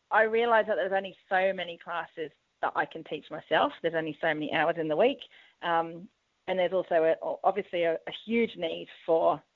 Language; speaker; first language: English; native; English